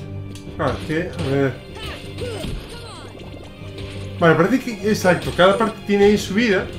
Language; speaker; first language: Spanish; native; Spanish